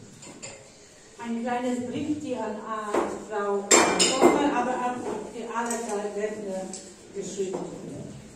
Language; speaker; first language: German; non-native, learner; Polish